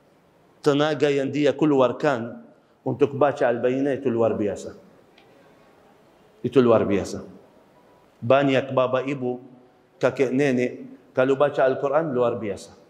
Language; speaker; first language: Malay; non-native, fluent; Arabic